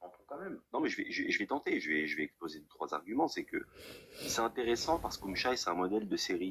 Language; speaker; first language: French; native; French